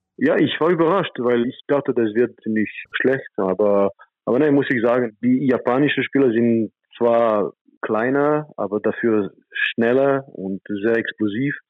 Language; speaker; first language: German; non-native, fluent; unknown